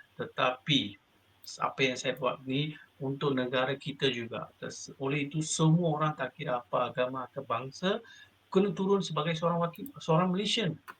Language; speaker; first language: Malay; non-native, local second language; Tamil